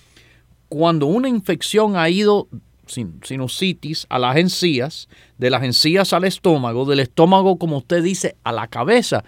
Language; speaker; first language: Spanish; native; Spanish